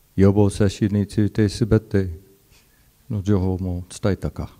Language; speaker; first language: Japanese; non-native, fluent; English